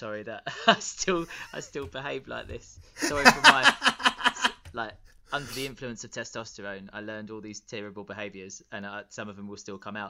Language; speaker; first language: English; native; English